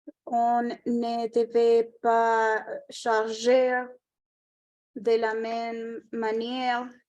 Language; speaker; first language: French; non-native, fluent; Spanish